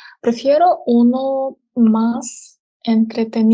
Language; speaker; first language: Spanish; non-native, learner; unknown